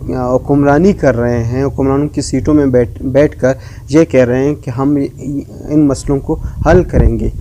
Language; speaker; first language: Urdu; non-native, local second language; Baluchi